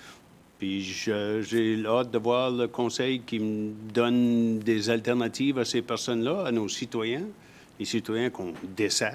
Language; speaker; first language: French; native; French